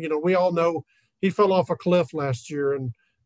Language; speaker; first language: English; native; English